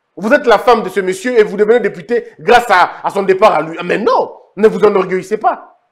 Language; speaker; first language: French; non-native, local second language; Lingala